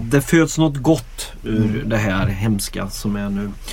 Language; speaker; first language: Swedish; native; Swedish